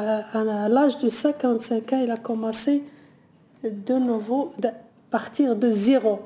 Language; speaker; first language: French; non-native, learner; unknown